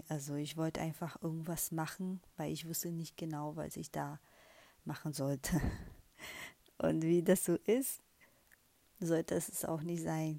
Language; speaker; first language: German; non-native, fluent; Portuguese